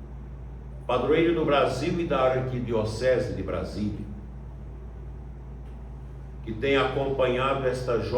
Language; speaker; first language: Portuguese; native; Portuguese